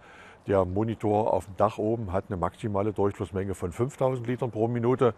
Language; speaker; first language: German; native; German